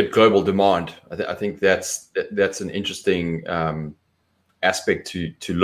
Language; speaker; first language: English; native; English